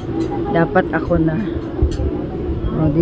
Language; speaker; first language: Filipino; native; Filipino